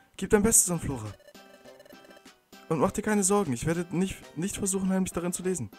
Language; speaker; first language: German; native; German